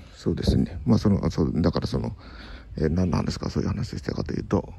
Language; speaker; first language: Japanese; native; Japanese